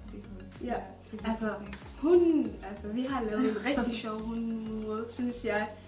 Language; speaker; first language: Danish; non-native, fluent; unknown